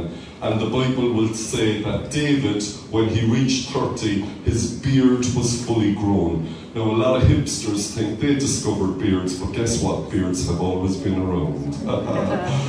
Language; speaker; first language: English; native; English